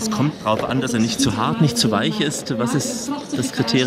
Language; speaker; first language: German; native; German